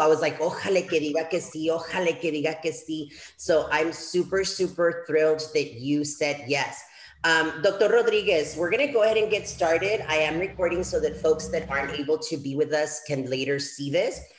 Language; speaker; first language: English; early bilingual, other home language; Spanish